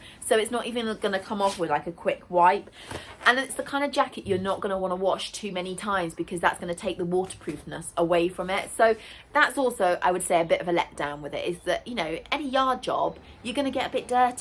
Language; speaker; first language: English; native; English